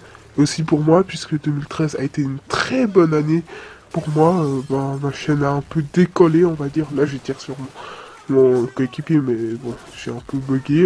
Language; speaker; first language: French; native; French